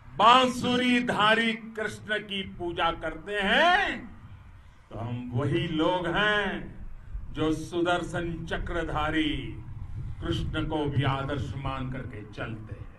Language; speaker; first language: Hindi; non-native, local second language; Gujarati